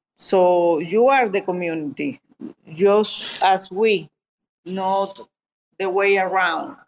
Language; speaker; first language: English; non-native, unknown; Italian